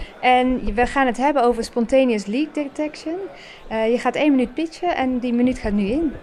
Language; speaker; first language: Dutch; native; Dutch